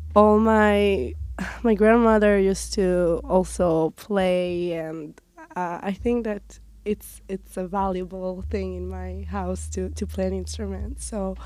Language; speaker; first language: English; non-native, fluent; Hebrew